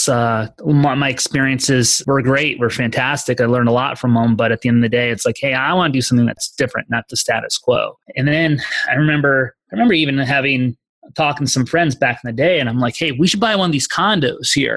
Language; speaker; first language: English; native; English